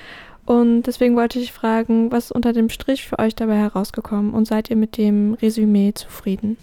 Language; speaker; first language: German; native; German